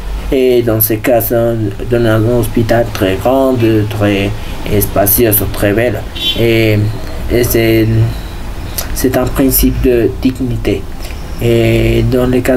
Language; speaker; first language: French; non-native, learner; Spanish